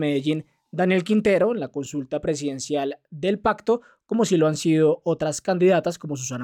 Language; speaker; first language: Spanish; native; Spanish